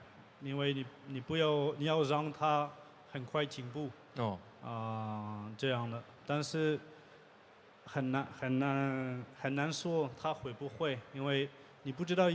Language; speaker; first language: Chinese; non-native, learner; French